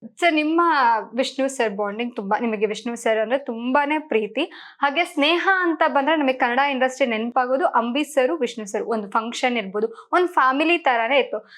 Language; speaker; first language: Kannada; native; Kannada